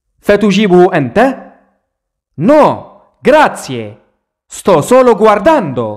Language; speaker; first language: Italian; non-native, fluent; Arabic